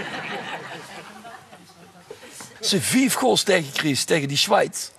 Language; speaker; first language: Dutch; native; Dutch